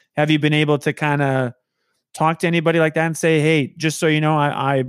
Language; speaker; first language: English; native; English